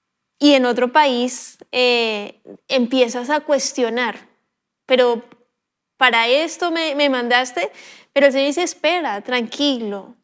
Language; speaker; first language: Spanish; native; Spanish